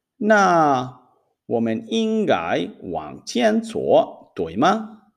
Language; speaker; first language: Chinese; non-native, fluent; Hebrew